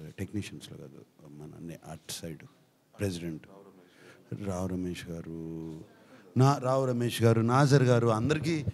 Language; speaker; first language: Telugu; native; Telugu